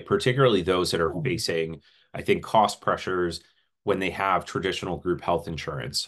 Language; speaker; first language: English; native; English